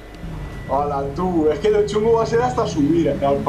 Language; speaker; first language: Spanish; native; Spanish